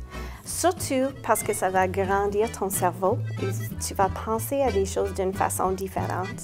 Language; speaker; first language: French; non-native, local second language; English